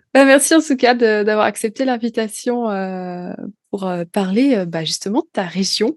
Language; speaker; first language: French; native; French